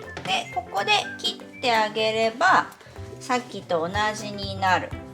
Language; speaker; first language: Japanese; native; Japanese